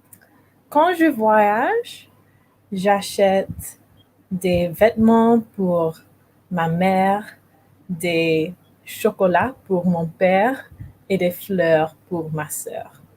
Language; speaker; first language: French; non-native, learner; English